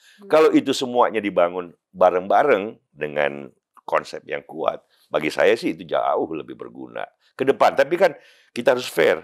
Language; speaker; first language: Indonesian; native; Indonesian